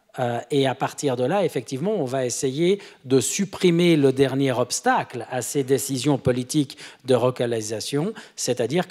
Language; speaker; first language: French; native; French